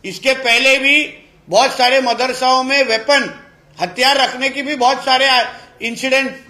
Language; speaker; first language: Hindi; non-native, local second language; Marathi